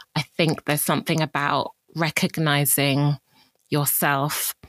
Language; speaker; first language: English; native; English